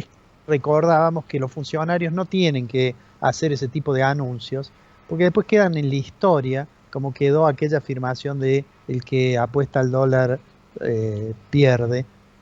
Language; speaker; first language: Spanish; native; Spanish